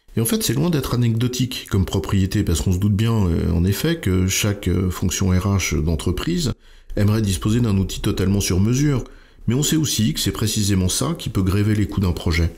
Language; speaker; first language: French; native; French